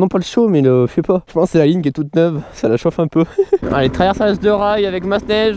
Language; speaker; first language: French; native; French